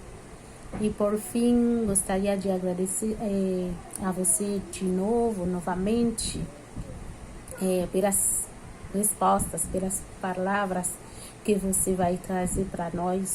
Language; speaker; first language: Portuguese; non-native, fluent; Haitian Creole